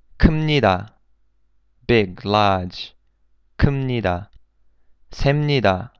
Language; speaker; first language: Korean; non-native, fluent; English